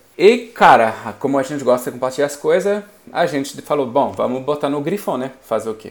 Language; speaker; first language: Portuguese; non-native, fluent; French